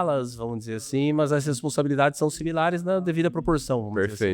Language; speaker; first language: Portuguese; native; Portuguese